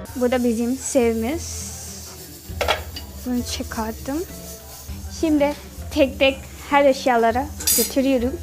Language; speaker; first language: Turkish; non-native, learner; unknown